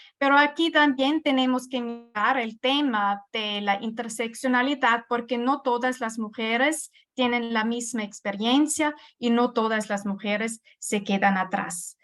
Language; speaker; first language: Spanish; non-native, fluent; German